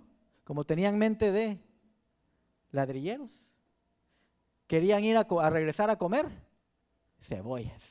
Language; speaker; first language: Spanish; native; Spanish